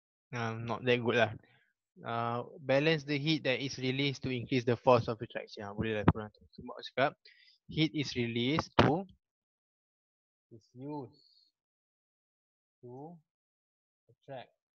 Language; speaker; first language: English; non-native, local second language; Malay